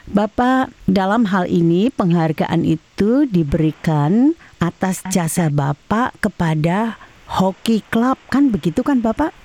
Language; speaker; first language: Indonesian; native; Indonesian